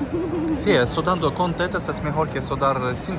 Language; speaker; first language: Spanish; non-native, learner; Russian